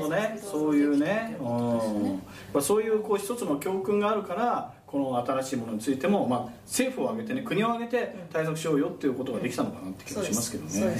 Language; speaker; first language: Japanese; native; Japanese